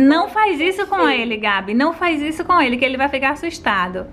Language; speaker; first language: Portuguese; native; Portuguese